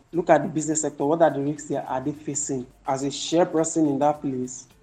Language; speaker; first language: English; non-native, local second language; Yoruba